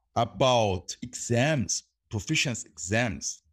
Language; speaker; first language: English; non-native, fluent; Portuguese